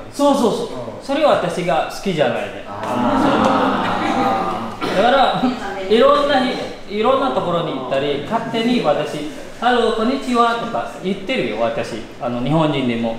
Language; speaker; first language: Japanese; non-native, fluent; Indonesian